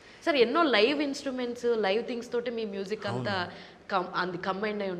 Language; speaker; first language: Telugu; native; Telugu